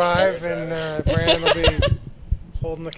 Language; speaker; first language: English; native; English